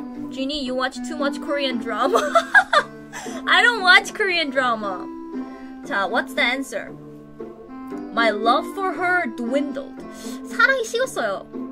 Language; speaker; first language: English; non-native, fluent; Korean